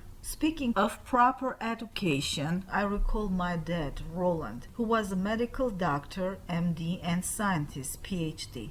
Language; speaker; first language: English; non-native, fluent; Armenian